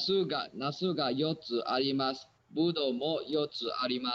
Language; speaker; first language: Japanese; non-native, learner; English